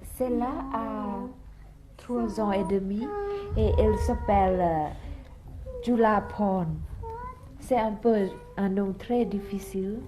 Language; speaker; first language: French; non-native, fluent; Thai